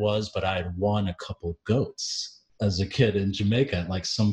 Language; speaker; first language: English; early bilingual, other home language; Jamaican Creole English